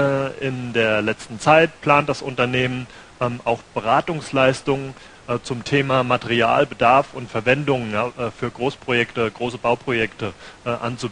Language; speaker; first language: German; native; German